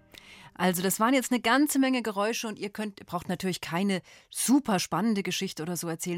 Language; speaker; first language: German; native; German